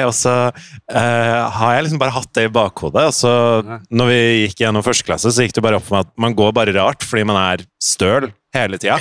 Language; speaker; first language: Norwegian; native; Norwegian